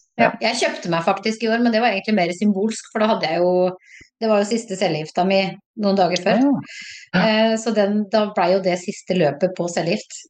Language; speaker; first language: Norwegian; native; Norwegian